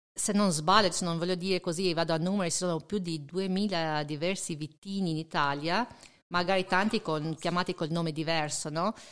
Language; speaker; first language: Italian; non-native, fluent; Albanian